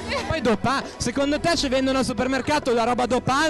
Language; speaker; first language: Italian; native; Italian